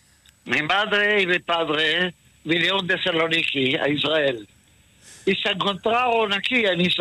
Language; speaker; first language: Spanish; early bilingual, heritage; Ladino